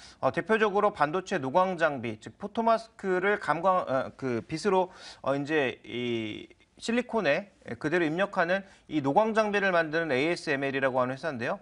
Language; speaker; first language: Korean; native; Korean